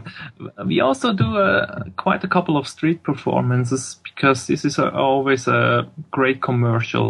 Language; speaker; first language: English; non-native, fluent; German